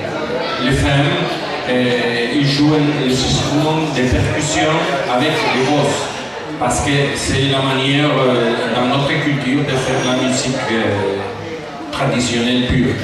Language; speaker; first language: French; non-native, learner; Galician